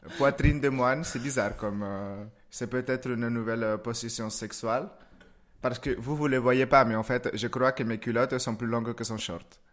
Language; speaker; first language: French; non-native, fluent; Spanish